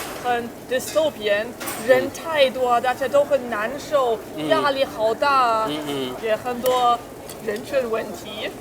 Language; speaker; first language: Chinese; non-native, fluent; German